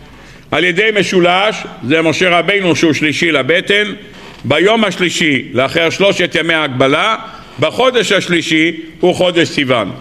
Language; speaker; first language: Hebrew; native; Hebrew